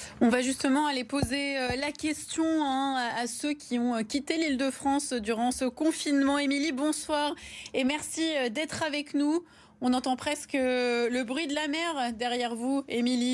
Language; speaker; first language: French; native; French